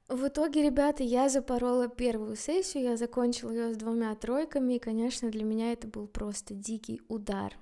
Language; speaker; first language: Russian; native; Russian